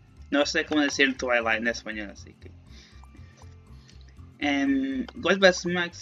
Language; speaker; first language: Spanish; non-native, learner; English